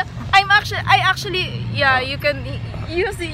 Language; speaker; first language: English; non-native, local second language; Filipino